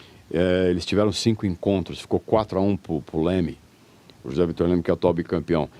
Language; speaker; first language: Portuguese; native; Portuguese